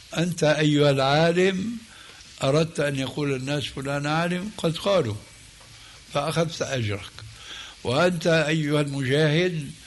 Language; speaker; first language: Arabic; native; Arabic